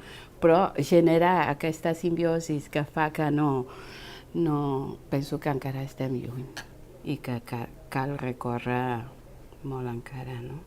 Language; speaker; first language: Catalan; non-native, fluent; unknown